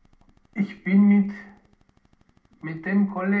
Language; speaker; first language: German; non-native, learner; Romanian